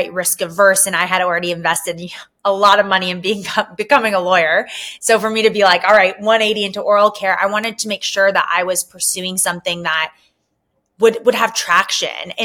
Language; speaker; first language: English; native; English